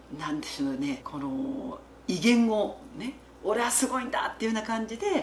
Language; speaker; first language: Japanese; native; Japanese